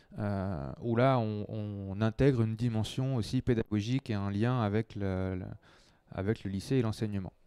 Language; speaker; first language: French; native; French